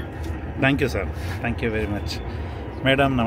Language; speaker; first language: Kannada; native; Kannada